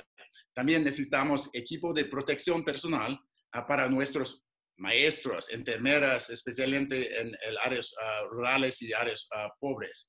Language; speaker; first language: Spanish; non-native, fluent; English